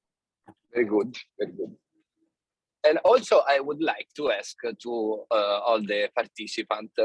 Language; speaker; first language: English; non-native, fluent; Italian